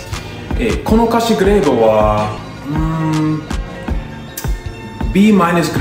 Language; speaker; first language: Japanese; non-native, learner; English